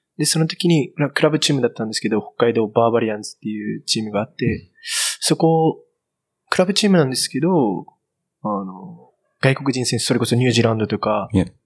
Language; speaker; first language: Japanese; native; Japanese